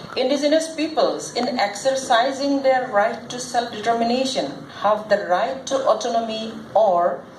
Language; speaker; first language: English; non-native, local second language; Assamese